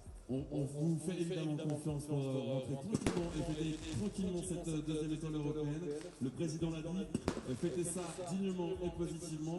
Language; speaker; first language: French; native; French